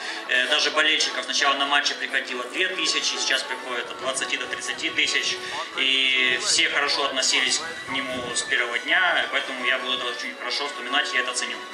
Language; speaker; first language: Russian; native; Russian